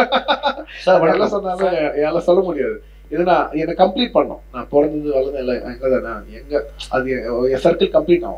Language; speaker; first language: Tamil; non-native, local second language; Telugu